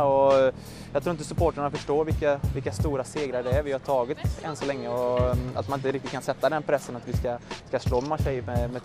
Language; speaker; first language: Swedish; native; Swedish